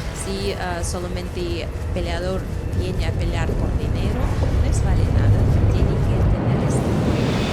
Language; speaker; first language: Spanish; non-native, fluent; Russian